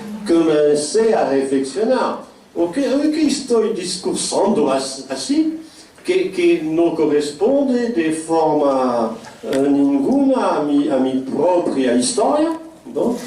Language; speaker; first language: Portuguese; non-native, fluent; French